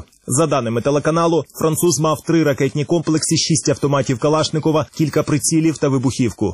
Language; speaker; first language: Ukrainian; native; Ukrainian